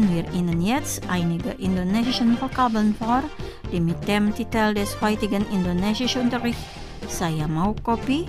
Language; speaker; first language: German; non-native, fluent; Indonesian